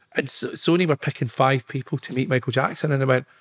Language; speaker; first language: English; native; English